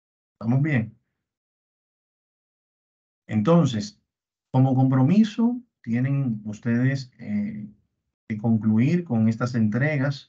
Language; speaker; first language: Spanish; native; Spanish